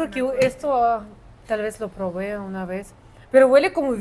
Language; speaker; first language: Spanish; non-native, fluent; Russian